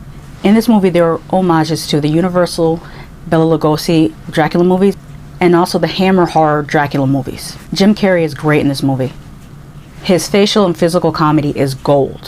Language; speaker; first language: English; native; English